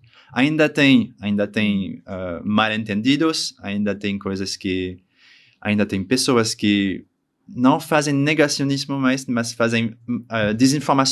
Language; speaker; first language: Portuguese; non-native, learner; French